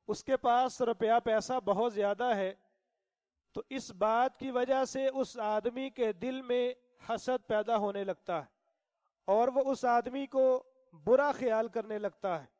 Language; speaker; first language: Urdu; non-native, local second language; Punjabi